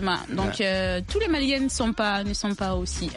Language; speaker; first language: French; non-native, local second language; Bambara